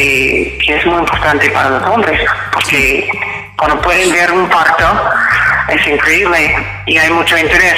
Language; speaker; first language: Spanish; non-native, fluent; English